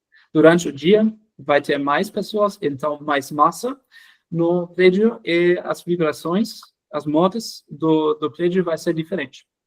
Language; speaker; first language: Portuguese; non-native, fluent; German